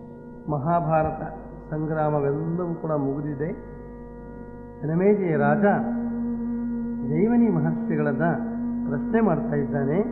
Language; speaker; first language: Kannada; native; Kannada